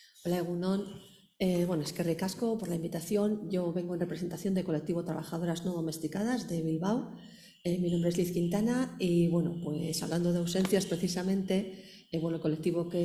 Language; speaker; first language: Spanish; native; Spanish